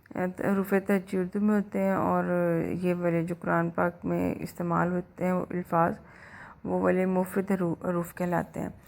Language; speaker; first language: Urdu; native; Urdu